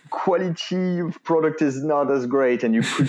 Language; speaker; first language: English; non-native, fluent; French